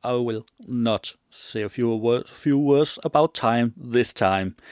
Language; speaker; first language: English; non-native, fluent; Danish